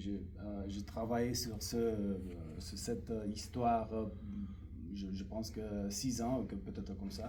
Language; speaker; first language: French; non-native, fluent; Romanian